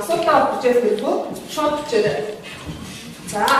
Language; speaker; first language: Mongolian; native; Mongolian